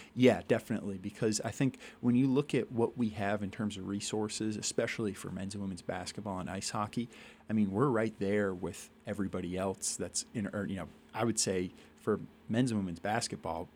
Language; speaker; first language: English; native; English